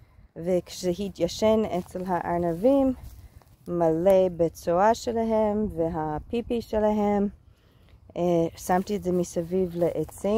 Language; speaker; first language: Hebrew; non-native, fluent; English